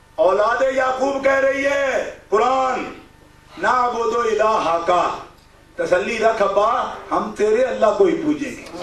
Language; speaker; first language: Urdu; non-native, local second language; Punjabi